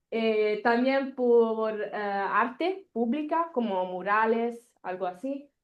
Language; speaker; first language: Spanish; non-native, learner; Italian